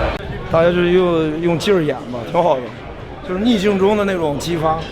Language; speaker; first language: Chinese; native; Chinese